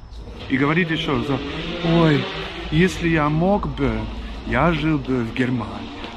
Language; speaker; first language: Russian; non-native, fluent; German